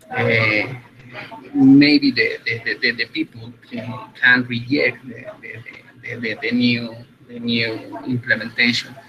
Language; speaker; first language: English; non-native, fluent; Spanish